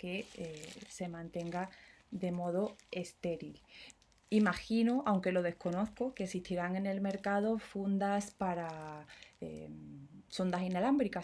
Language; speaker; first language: Spanish; native; Spanish